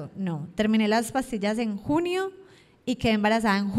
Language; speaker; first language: Spanish; native; Spanish